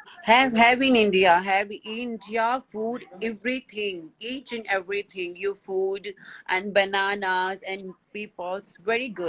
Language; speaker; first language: English; non-native, learner; Hindi